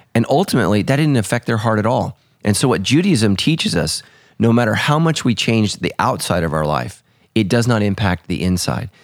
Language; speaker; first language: English; early bilingual, other home language; Italian